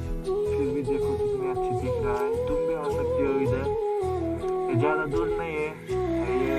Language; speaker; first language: Hindi; non-native, learner; Nepali